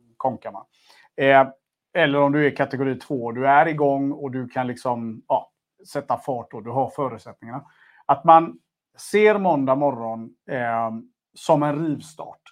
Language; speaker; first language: Swedish; native; Swedish